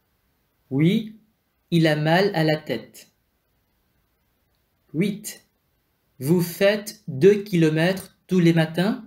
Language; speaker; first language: French; non-native, fluent; Vietnamese